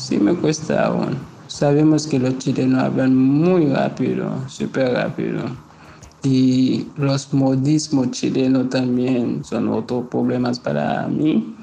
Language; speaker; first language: Spanish; non-native, fluent; Haitian Creole